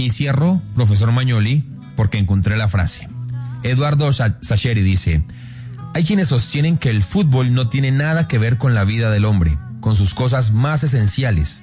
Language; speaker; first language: Spanish; native; Spanish